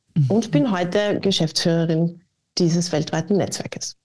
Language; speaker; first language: German; native; German